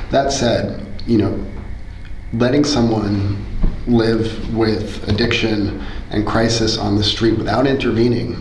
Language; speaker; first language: English; early bilingual, other home language; Spanish